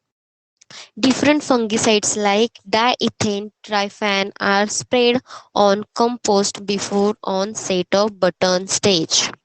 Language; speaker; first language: English; non-native, local second language; Hindi